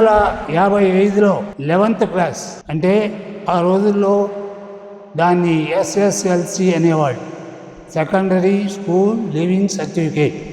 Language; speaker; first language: Telugu; non-native, local second language; Tamil